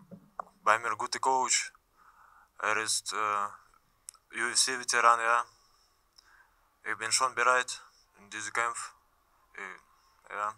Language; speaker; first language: German; non-native, learner; Russian